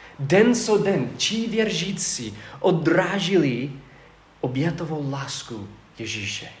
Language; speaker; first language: Czech; non-native, fluent; English